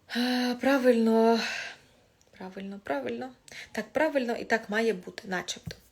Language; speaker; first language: Ukrainian; non-native, local second language; Russian